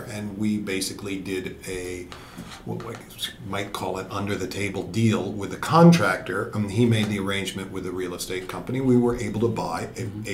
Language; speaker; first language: English; native; English